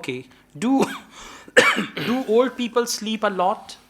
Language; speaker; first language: English; non-native, local second language; Urdu